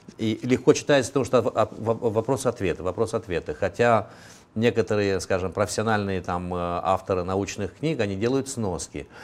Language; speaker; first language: Russian; non-native, local second language; Romanian